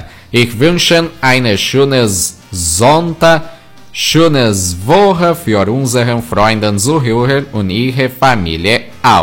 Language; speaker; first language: German; early bilingual, heritage; Portuguese